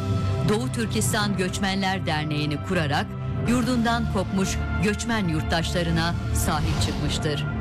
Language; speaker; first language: Turkish; native; Turkish